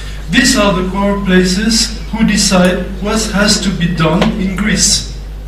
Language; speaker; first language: English; non-native, fluent; French